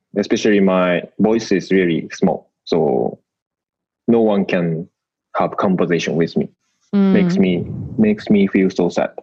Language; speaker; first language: English; non-native, learner; Japanese